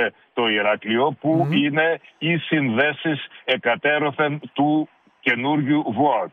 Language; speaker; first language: Greek; native; Greek